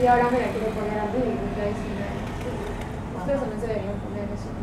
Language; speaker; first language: Spanish; native; Spanish